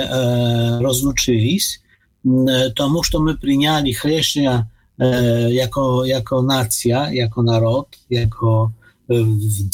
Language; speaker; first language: Polish; non-native, fluent; Ukrainian